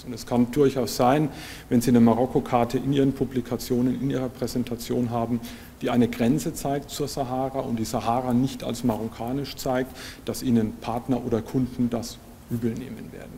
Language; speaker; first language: German; native; German